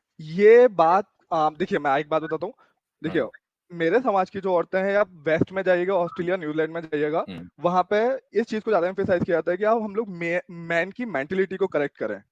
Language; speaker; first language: Hindi; native; Hindi